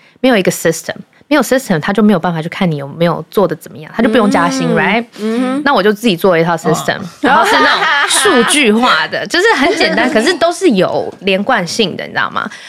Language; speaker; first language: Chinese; early bilingual, heritage; Chinese